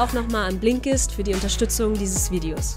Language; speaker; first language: German; native; German